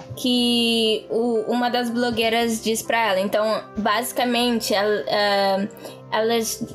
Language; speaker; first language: Portuguese; non-native, local second language; Kabuverdianu